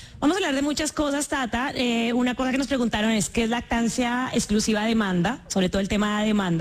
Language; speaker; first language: Spanish; native; Spanish